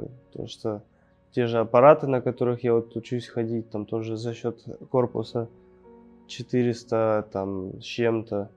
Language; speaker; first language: Russian; native; Russian